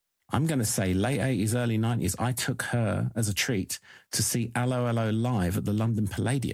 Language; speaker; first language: English; native; English